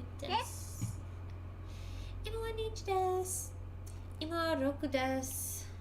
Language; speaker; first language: Japanese; non-native, learner; English